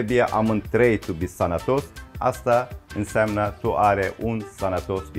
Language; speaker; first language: Romanian; non-native, learner; Turkish